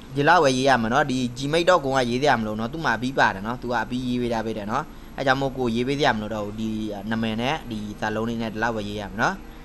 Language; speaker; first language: Burmese; non-native, local second language; Shan